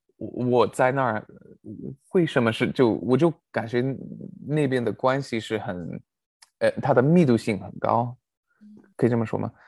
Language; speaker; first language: Chinese; non-native, fluent; English